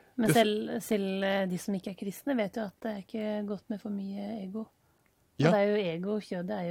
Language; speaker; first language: Norwegian; native; Norwegian